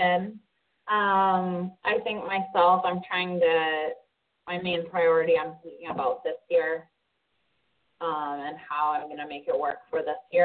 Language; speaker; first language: English; native; English